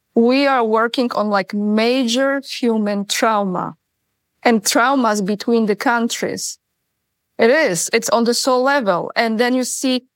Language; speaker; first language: English; non-native, fluent; Polish